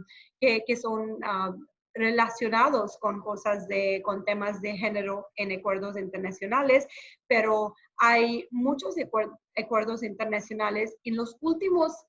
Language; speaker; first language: Spanish; non-native, fluent; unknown